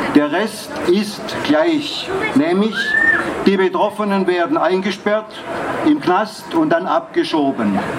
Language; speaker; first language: German; native; German